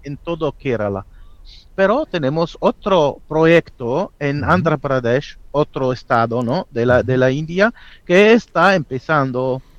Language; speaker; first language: Spanish; non-native, fluent; Italian